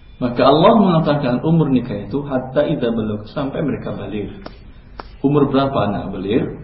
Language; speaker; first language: Indonesian; non-native, local second language; Minangkabau